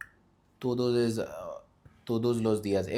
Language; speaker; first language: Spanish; non-native, learner; Hindi